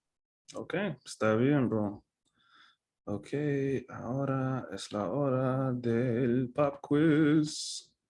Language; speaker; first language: Spanish; non-native, fluent; English